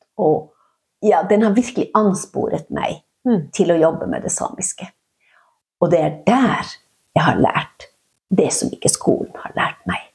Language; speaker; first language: Norwegian; non-native, local second language; Northern Sami